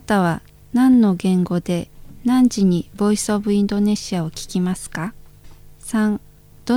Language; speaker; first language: Japanese; non-native, learner; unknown